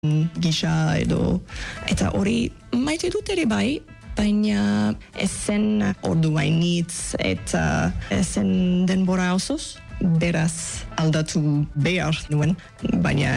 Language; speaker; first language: Basque; non-native, local second language; French